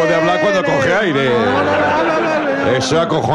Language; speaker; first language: Spanish; native; Spanish